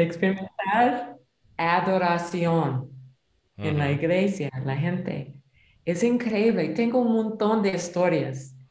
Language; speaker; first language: Spanish; non-native, learner; English